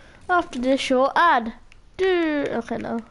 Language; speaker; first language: English; native; English